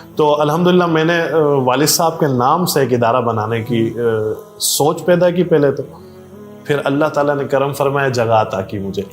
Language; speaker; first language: Urdu; native; Urdu